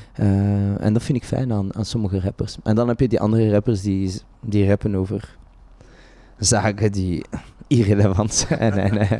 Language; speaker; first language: Dutch; native; Dutch